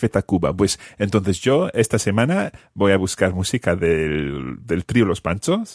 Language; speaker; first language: Spanish; non-native, fluent; English